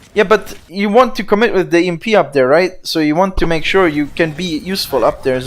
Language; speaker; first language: English; non-native, fluent; German